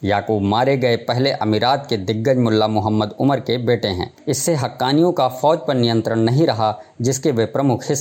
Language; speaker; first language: Hindi; native; Hindi